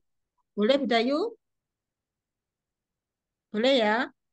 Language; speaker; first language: Indonesian; native; Indonesian